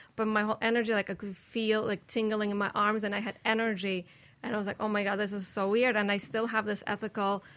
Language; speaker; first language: English; non-native, fluent; Russian